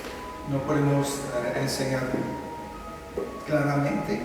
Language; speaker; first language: Spanish; non-native, fluent; French